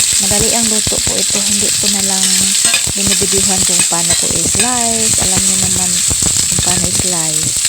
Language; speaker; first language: Filipino; non-native, local second language; Cebuano